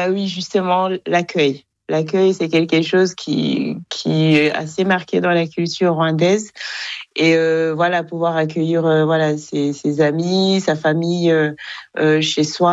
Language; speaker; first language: French; non-native, local second language; Kinyarwanda